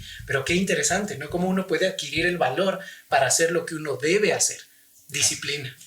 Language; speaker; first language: Spanish; native; Spanish